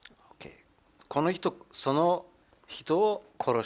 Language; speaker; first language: Japanese; non-native, learner; German